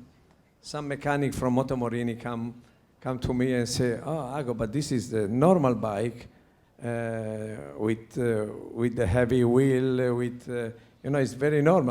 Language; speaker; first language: English; non-native, learner; Italian